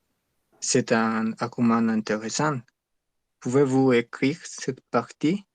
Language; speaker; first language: French; non-native, learner; Spanish